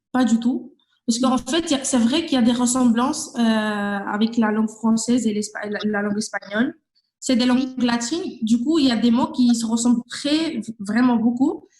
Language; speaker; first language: French; non-native, fluent; Spanish